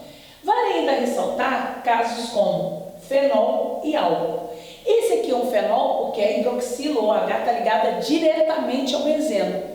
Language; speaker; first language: Portuguese; native; Portuguese